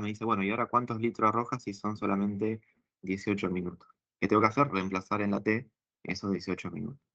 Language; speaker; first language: Spanish; native; Spanish